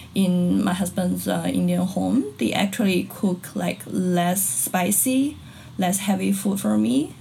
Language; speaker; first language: English; non-native, fluent; Chinese